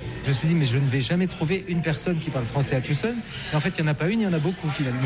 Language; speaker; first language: French; native; French